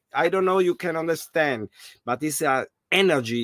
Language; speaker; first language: English; non-native, learner; German